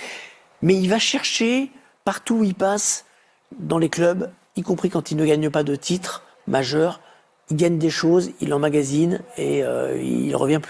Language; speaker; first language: French; native; French